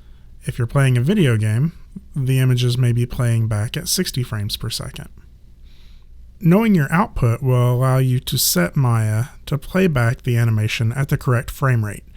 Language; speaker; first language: English; native; English